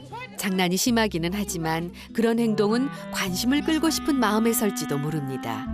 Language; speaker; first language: Korean; native; Korean